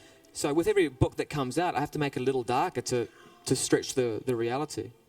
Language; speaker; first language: English; native; English